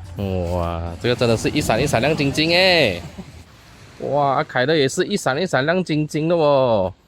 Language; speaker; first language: Chinese; native; Chinese